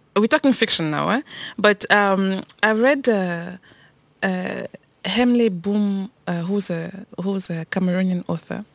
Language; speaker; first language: English; non-native, local second language; French